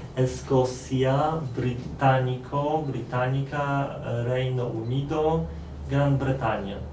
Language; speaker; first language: Spanish; non-native, learner; Polish